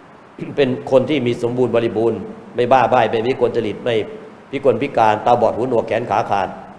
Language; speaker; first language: Thai; native; Thai